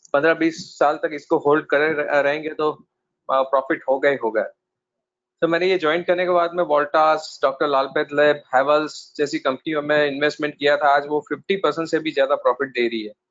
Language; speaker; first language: Hindi; non-native, local second language; Gujarati